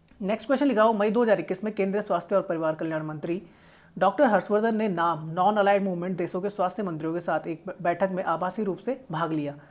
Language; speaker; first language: Hindi; native; Hindi